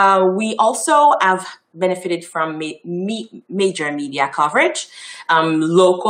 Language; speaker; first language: English; non-native, fluent; Haitian Creole